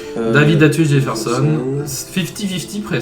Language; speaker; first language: French; native; French